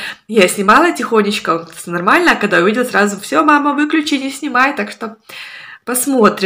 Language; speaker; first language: Russian; native; Russian